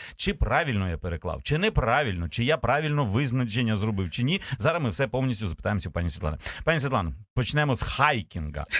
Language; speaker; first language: Ukrainian; native; Ukrainian